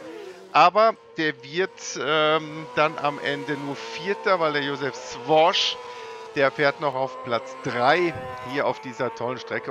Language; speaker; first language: German; native; German